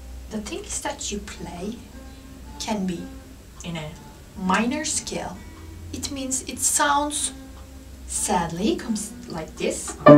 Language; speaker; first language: English; non-native, fluent; Turkish